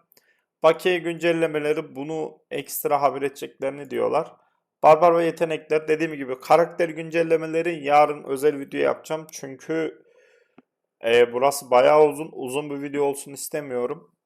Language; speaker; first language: Turkish; native; Turkish